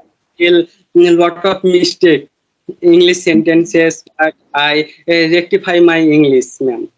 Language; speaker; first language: English; non-native, learner; Bangla